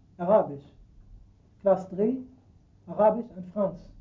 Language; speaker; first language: Dutch; non-native, learner; Arabic